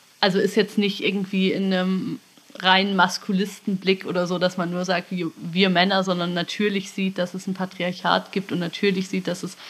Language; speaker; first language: German; native; German